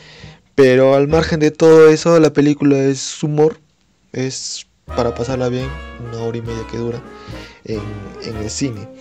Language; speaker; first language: Spanish; native; Spanish